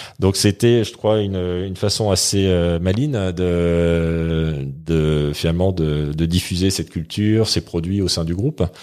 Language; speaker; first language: French; native; French